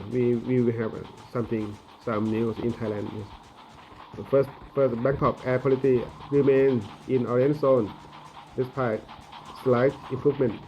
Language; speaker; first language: English; non-native, learner; Thai